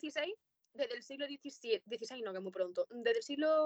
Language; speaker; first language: Spanish; native; Spanish